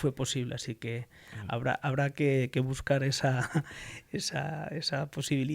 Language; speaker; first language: Spanish; native; Spanish